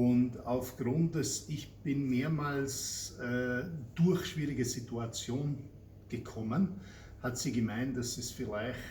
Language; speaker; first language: German; non-native, learner; English